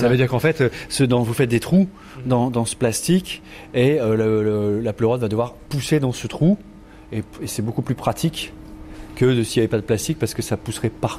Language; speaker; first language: French; native; French